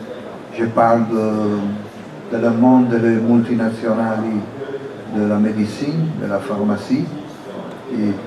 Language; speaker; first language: French; non-native, fluent; Italian